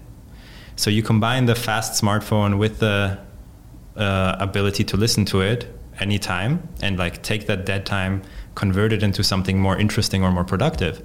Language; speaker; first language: English; non-native, fluent; Polish